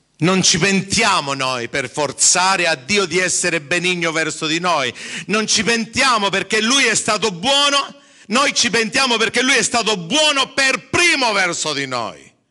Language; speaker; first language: Italian; early bilingual, heritage; English